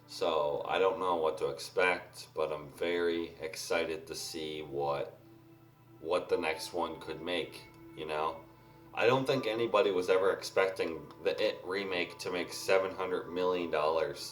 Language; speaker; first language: English; native; English